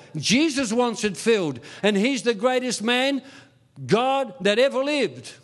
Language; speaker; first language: English; early bilingual, other home language; Dutch